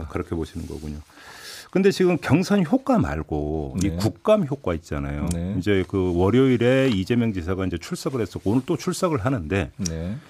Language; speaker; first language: Korean; native; Korean